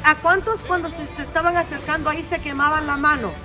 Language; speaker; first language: Spanish; native; Spanish